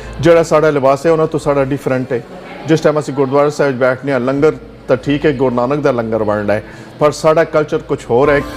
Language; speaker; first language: Punjabi; early bilingual, heritage; Northern Hindko